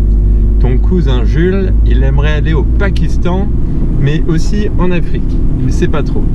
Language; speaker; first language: French; native; French